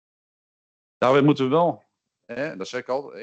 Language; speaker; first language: Dutch; native; Dutch